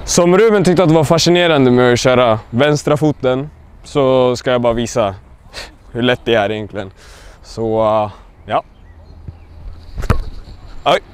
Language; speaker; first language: Swedish; native; Swedish